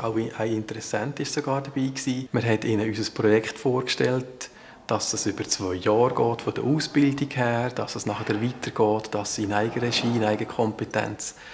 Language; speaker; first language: German; native; German